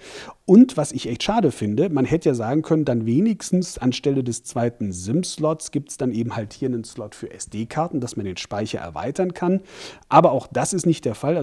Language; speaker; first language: German; native; German